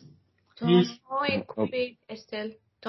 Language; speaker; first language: French; non-native, learner; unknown